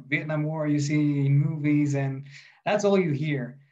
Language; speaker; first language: English; non-native, fluent; Spanish